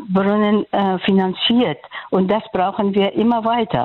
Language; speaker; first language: German; non-native, fluent; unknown